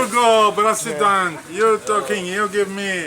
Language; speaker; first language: English; non-native, learner; Sundanese